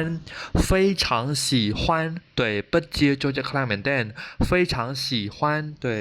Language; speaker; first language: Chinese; non-native, fluent; Khmer